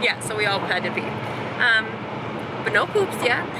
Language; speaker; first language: English; native; English